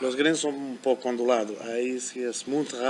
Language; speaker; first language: Portuguese; non-native, fluent; German